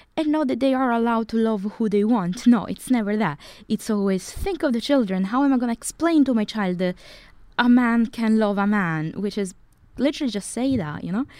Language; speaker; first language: English; non-native, fluent; Italian